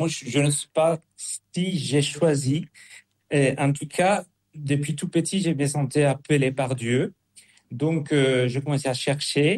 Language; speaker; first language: French; non-native, fluent; Spanish